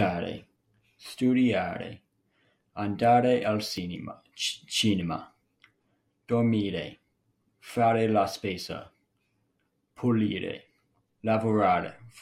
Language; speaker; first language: Italian; non-native, learner; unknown